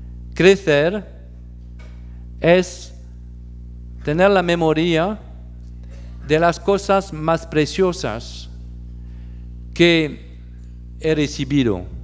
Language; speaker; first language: Spanish; non-native, fluent; French